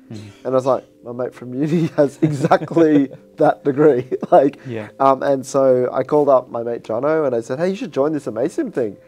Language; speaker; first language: English; native; English